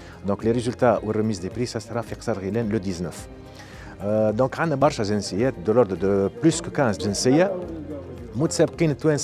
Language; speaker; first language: Arabic; native; Arabic